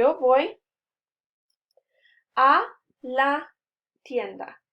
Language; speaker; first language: Spanish; non-native, fluent; English